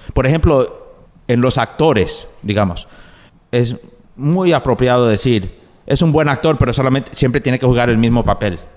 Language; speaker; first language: Spanish; early bilingual, heritage; Spanish